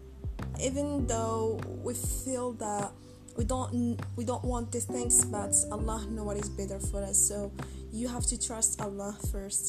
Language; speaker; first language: English; non-native, learner; Arabic